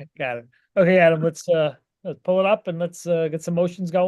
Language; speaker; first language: English; native; English